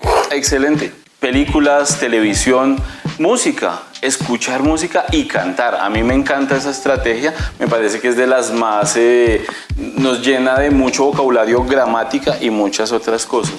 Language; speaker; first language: Spanish; native; Spanish